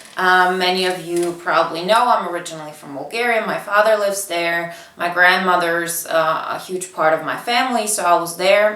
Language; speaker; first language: English; non-native, fluent; Bulgarian